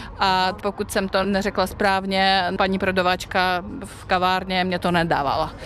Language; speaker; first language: Czech; non-native, fluent; Russian